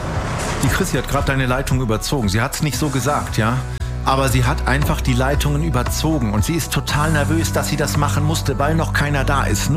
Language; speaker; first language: German; native; German